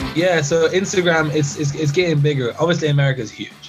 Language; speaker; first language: English; early bilingual, other home language; Persian